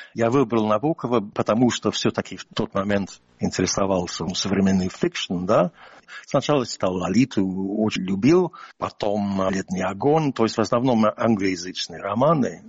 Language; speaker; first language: Russian; non-native, fluent; English